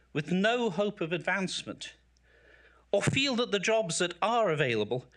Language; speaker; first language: English; native; English